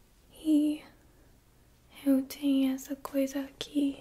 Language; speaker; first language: Portuguese; non-native, learner; English